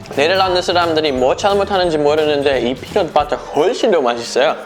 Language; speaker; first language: Korean; non-native, fluent; Dutch